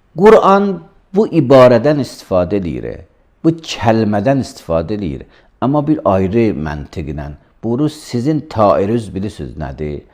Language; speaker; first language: Azerbaijani; native; Azerbaijani